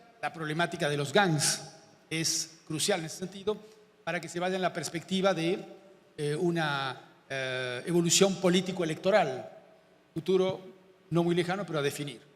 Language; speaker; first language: Spanish; native; Spanish